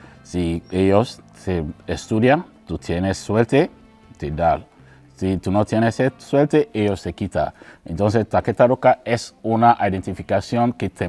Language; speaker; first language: Spanish; non-native, learner; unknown